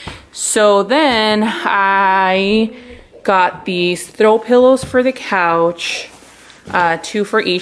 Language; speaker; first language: English; early bilingual, other home language; Spanish